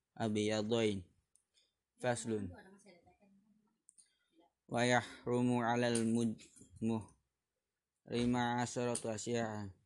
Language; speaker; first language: Arabic; non-native, learner; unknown